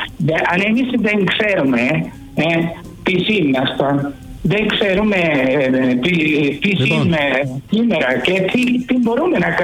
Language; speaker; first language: Greek; early bilingual, heritage; Greek